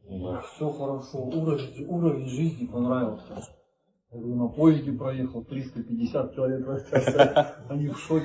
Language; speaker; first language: Russian; native; Russian